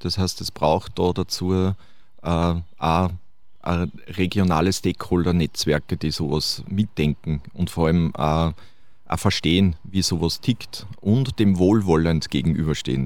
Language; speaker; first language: German; native; German